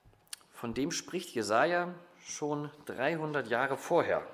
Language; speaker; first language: German; native; German